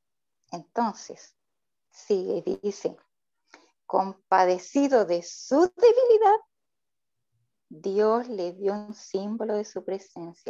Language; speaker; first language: Spanish; native; Spanish